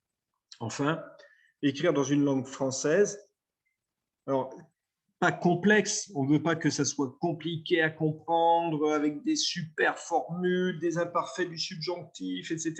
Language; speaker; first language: French; native; French